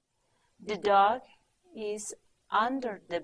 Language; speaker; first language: English; non-native, learner; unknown